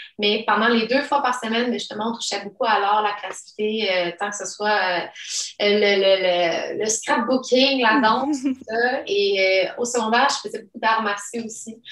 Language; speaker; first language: French; early bilingual, other home language; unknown